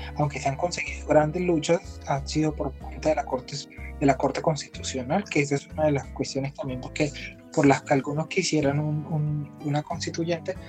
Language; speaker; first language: Spanish; native; Spanish